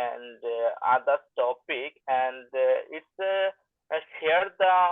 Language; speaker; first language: English; non-native, learner; Bangla